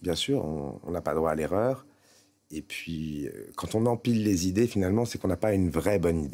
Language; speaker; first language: French; native; French